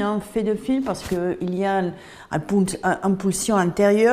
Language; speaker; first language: French; non-native, fluent; Spanish